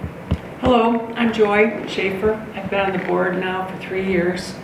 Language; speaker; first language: English; native; English